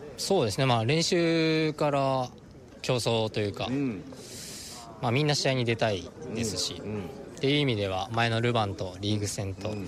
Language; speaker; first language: Japanese; native; Japanese